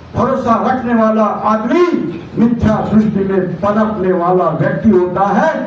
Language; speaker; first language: Hindi; non-native, local second language; Marathi